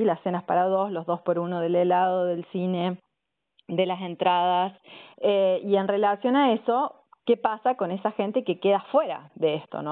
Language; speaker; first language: Spanish; native; Spanish